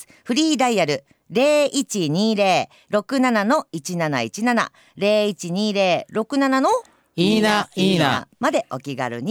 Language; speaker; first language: Japanese; native; Japanese